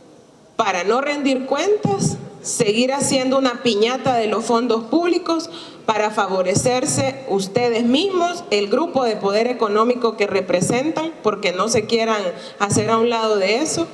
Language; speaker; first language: Spanish; native; Spanish